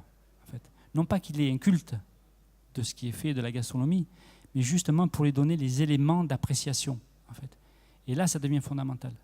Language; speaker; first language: French; native; French